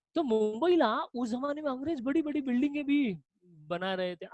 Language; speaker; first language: Hindi; non-native, local second language; Marathi